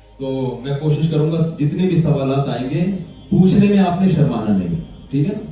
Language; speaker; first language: Urdu; native; Urdu